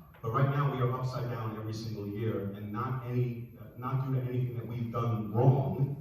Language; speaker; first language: English; native; English